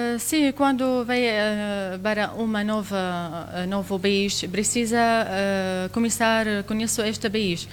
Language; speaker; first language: Portuguese; non-native, learner; Arabic